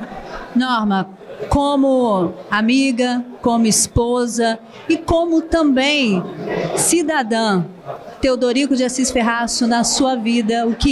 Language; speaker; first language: Portuguese; native; Portuguese